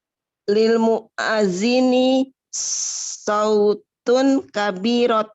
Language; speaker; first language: Arabic; non-native, learner; Indonesian